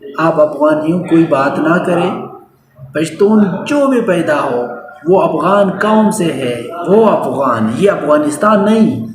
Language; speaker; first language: Urdu; non-native, local second language; Pashto